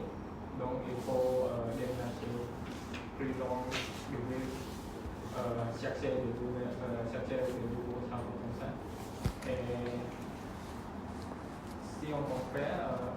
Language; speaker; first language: French; non-native, learner; Khmer